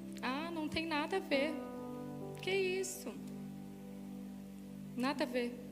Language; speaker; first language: Portuguese; native; Portuguese